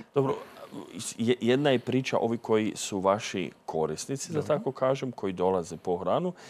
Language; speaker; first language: Croatian; native; Croatian